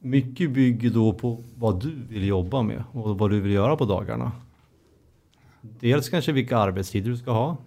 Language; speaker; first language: Swedish; native; Swedish